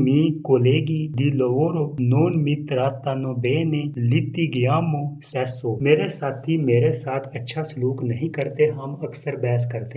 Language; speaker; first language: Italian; non-native, fluent; Punjabi